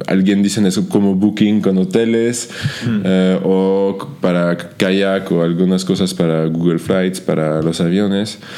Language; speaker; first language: Spanish; non-native, fluent; French